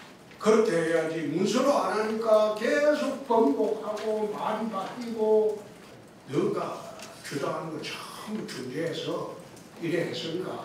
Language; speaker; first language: Korean; native; Korean